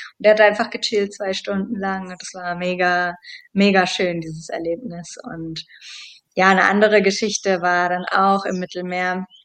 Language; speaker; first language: German; native; German